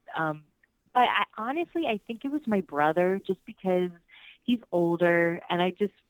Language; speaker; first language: English; early bilingual, other home language; Spanish